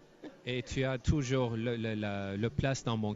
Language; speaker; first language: French; non-native, fluent; Turkish